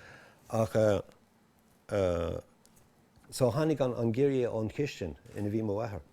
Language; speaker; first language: Irish; non-native, local second language; English